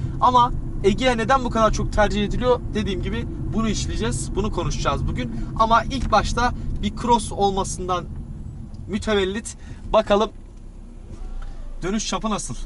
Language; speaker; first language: Turkish; native; Turkish